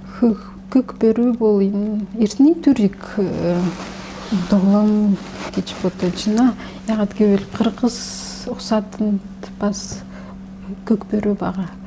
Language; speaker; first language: Mongolian; non-native, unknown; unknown